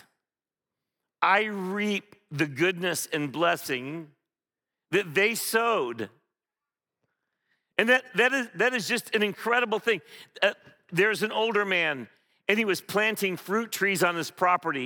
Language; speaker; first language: English; native; English